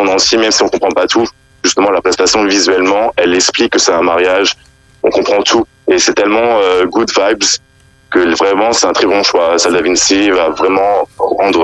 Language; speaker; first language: French; native; French